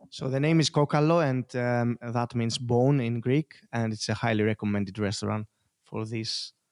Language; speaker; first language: English; non-native, fluent; Greek